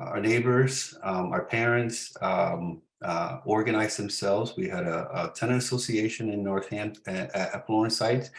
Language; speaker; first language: English; early bilingual, other home language; Spanish